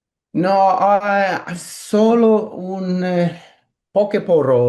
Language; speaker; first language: Italian; non-native, learner; English